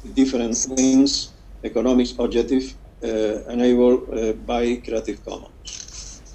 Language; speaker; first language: English; non-native, fluent; Spanish